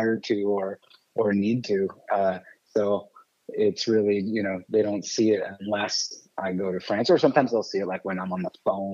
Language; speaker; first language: English; early bilingual, other home language; French